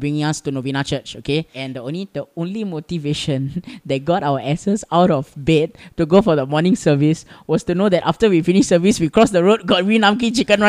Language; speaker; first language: English; native; English